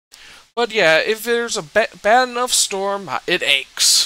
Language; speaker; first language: English; native; English